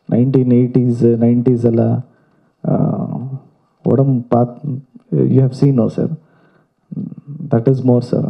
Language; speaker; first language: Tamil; non-native, learner; Kannada